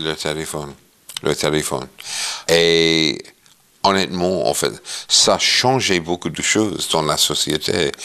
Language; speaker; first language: French; non-native, fluent; English